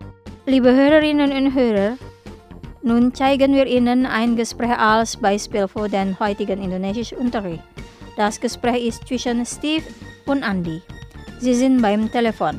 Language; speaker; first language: German; non-native, fluent; Indonesian